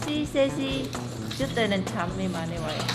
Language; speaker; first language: Korean; non-native, learner; Vietnamese